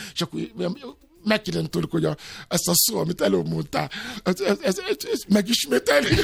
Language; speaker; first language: Hungarian; non-native, fluent; Yoruba